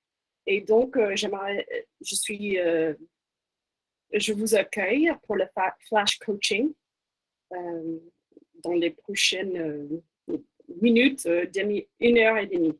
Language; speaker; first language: French; non-native, fluent; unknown